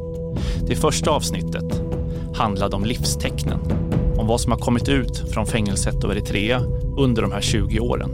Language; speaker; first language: Swedish; native; Swedish